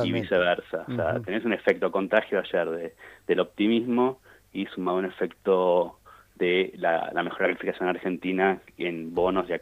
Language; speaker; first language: Spanish; native; Spanish